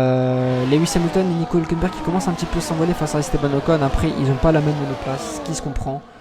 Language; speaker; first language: French; native; French